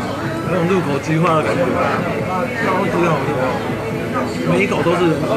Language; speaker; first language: Chinese; native; Chinese